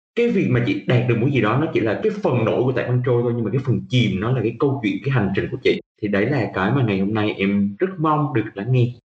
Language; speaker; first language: Vietnamese; native; Vietnamese